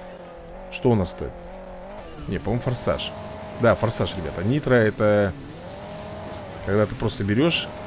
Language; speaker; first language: Russian; native; Russian